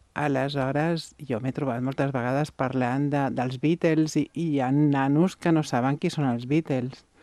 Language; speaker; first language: Catalan; non-native, local second language; Spanish